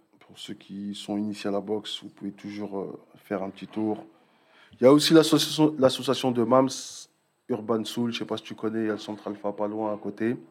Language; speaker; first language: French; native; French